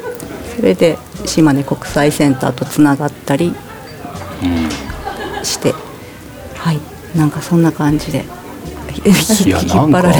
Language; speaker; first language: Japanese; native; Japanese